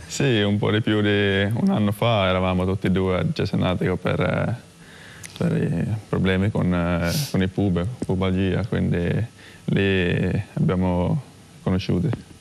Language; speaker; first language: Italian; non-native, fluent; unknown